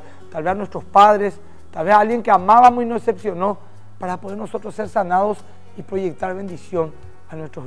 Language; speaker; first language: Spanish; native; Spanish